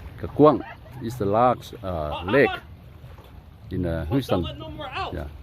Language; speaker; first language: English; non-native, fluent; Lao